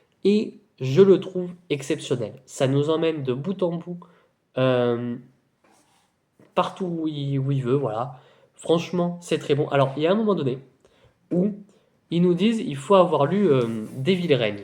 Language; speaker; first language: French; native; French